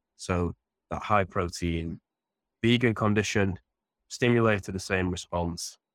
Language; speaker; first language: English; native; English